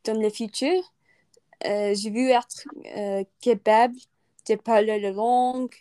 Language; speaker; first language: French; non-native, learner; English